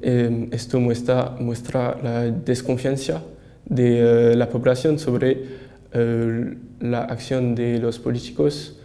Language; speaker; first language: Spanish; non-native, learner; French